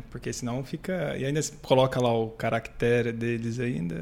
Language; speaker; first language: Portuguese; native; Portuguese